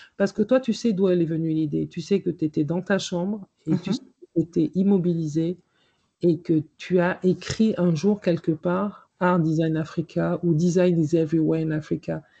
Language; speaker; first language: French; native; French